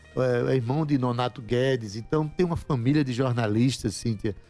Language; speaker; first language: Portuguese; native; Portuguese